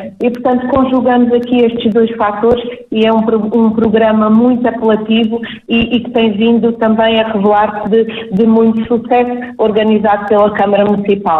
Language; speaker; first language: Portuguese; native; Portuguese